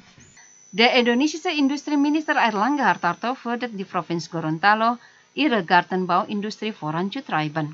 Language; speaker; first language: German; non-native, fluent; Indonesian